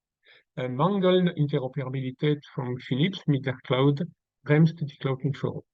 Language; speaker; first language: German; non-native, learner; French